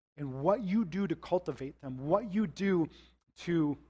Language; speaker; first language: English; native; English